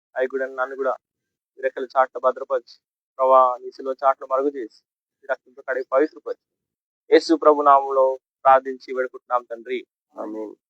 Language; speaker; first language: Telugu; non-native, local second language; Kannada